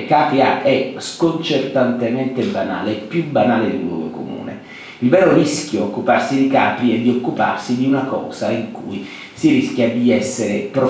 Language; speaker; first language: Italian; native; Italian